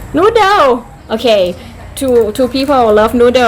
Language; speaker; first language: English; non-native, fluent; Thai